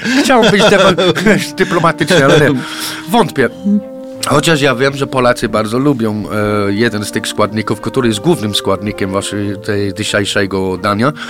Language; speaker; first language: Polish; non-native, fluent; English